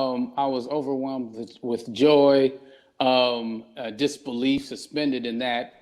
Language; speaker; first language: English; native; English